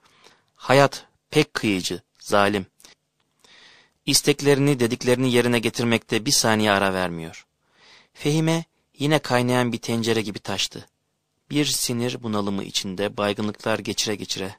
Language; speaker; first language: Turkish; native; Turkish